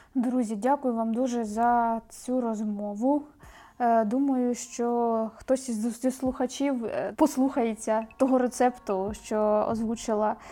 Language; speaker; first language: Ukrainian; native; Ukrainian